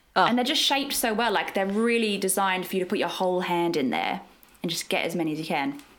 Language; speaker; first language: English; native; English